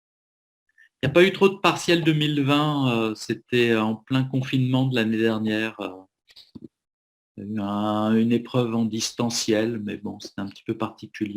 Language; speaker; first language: French; native; French